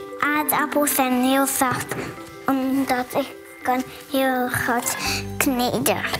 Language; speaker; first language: Dutch; early bilingual, other home language; Hebrew